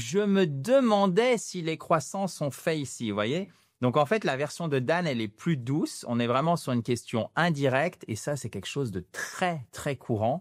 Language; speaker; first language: French; native; French